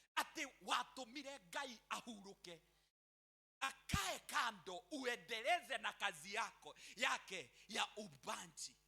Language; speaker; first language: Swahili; non-native, local second language; Kikuyu